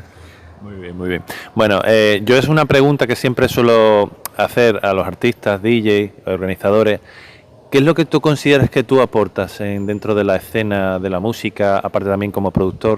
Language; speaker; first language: Spanish; native; Spanish